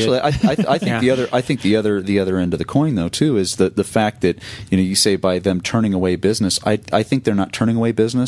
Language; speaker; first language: English; native; English